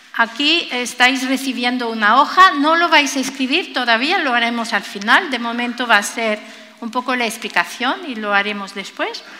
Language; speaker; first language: Spanish; non-native, fluent; French